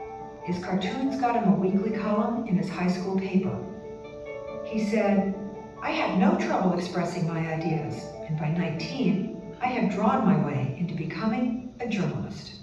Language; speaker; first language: English; native; English